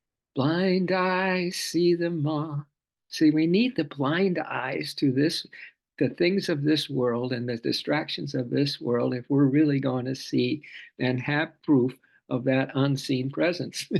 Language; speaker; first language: English; native; English